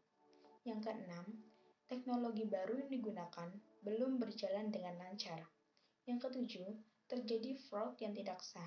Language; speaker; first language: Indonesian; native; Indonesian